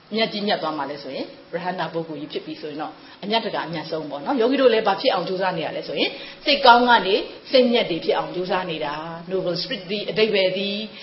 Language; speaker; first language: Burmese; native; Burmese